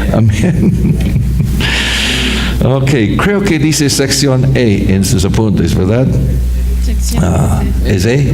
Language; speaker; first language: Spanish; non-native, fluent; English